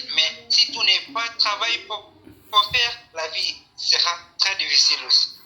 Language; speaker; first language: French; non-native, learner; Swahili